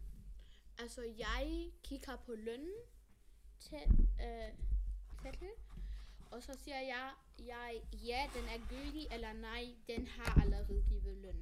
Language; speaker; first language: Danish; non-native, learner; German